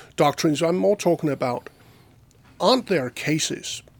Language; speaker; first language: English; non-native, fluent; Danish